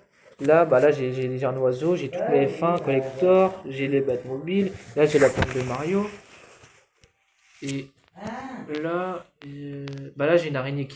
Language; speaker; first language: French; native; French